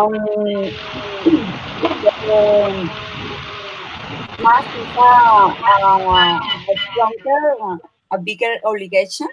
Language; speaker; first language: English; non-native, learner; Spanish